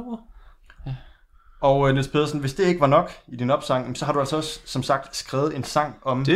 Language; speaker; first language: Danish; native; Danish